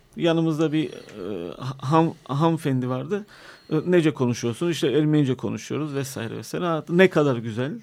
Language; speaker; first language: Turkish; non-native, local second language; Armenian